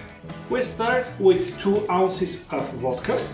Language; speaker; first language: English; non-native, fluent; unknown